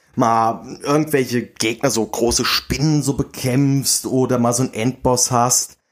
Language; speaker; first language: German; native; German